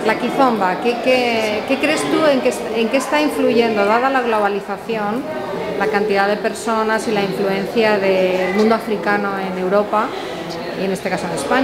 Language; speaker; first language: Spanish; native; Spanish